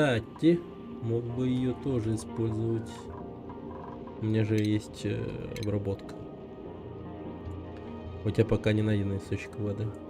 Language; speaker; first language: Russian; native; Russian